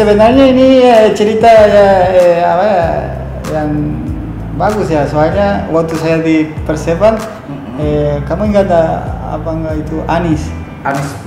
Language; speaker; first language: Indonesian; non-native, fluent; Spanish